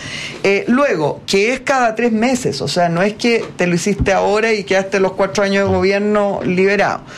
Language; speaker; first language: Spanish; native; Spanish